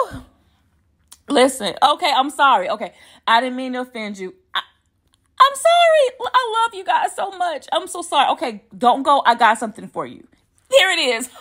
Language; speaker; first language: English; native; English